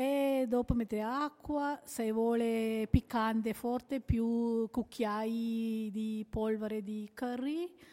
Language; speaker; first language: Italian; non-native, learner; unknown